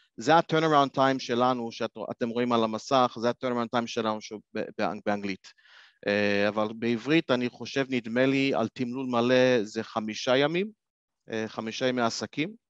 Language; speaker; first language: Hebrew; non-native, fluent; English